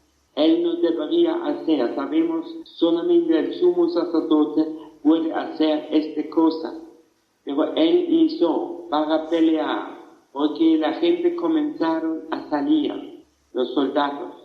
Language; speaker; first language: Spanish; non-native, fluent; German